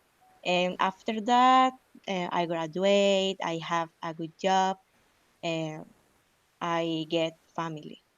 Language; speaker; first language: English; non-native, learner; Spanish